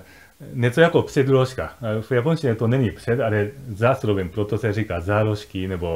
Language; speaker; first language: Czech; non-native, fluent; Japanese